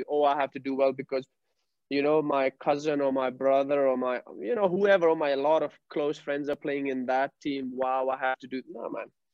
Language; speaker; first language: English; non-native, local second language; Punjabi